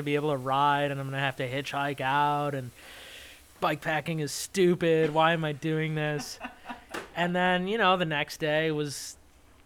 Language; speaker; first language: English; native; English